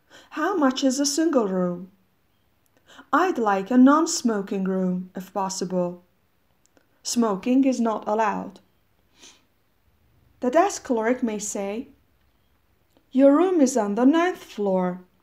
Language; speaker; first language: English; non-native, fluent; Persian